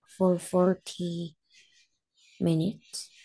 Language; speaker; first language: English; non-native, learner; Korean